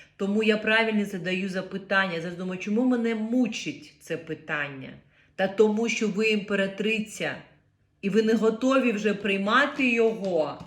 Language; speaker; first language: Ukrainian; non-native, local second language; Russian